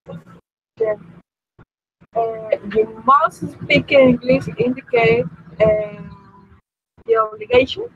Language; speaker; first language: English; non-native, learner; Spanish